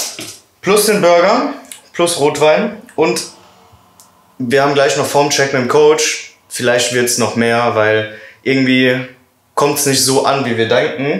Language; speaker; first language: German; native; German